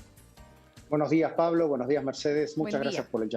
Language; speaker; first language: Spanish; native; Spanish